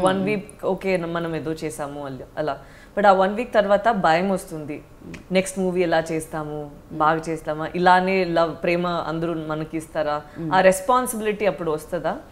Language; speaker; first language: Telugu; non-native, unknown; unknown